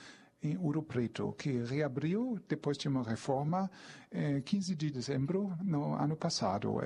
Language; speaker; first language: Portuguese; non-native, fluent; German